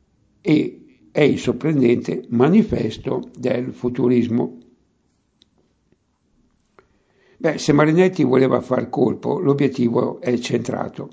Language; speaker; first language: Italian; native; Italian